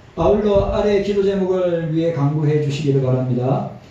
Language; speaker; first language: Korean; native; Korean